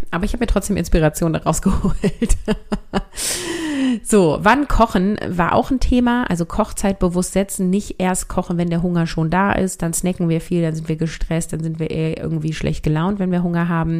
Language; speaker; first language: German; native; German